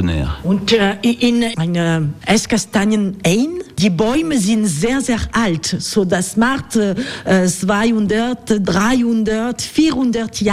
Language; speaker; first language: German; non-native, learner; French